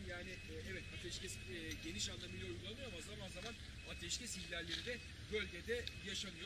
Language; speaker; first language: Turkish; native; Turkish